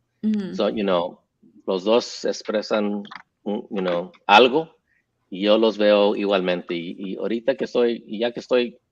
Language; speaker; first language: Spanish; early bilingual, heritage; English